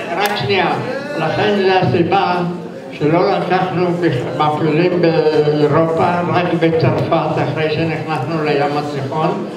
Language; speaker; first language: Hebrew; early bilingual, other home language; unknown